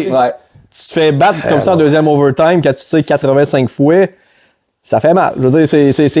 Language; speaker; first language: French; native; French